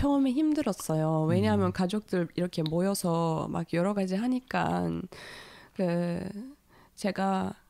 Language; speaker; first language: Korean; non-native, fluent; Turkish